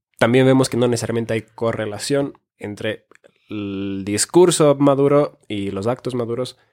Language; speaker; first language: Spanish; early bilingual, heritage; Spanish